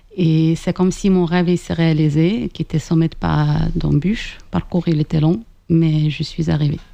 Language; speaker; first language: French; non-native, fluent; Ukrainian